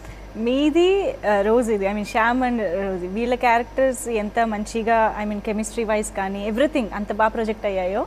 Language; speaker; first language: Telugu; native; Telugu